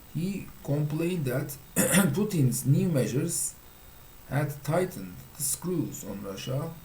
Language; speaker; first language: English; non-native, fluent; Turkish